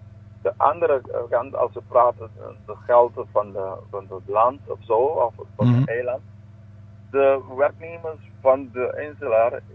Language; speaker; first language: Dutch; non-native, local second language; Papiamento